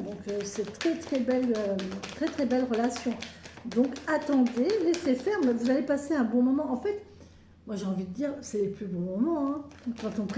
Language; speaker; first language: French; native; French